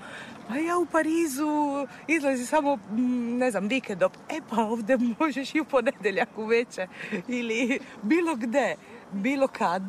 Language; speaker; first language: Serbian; non-native, fluent; Italian